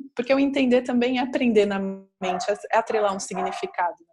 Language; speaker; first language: Portuguese; native; Portuguese